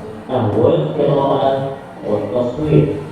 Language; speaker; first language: Arabic; non-native, learner; Indonesian